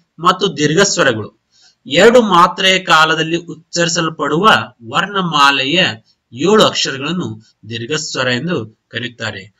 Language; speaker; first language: Kannada; non-native, local second language; Urdu